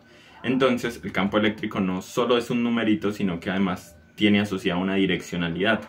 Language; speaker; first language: Spanish; native; Spanish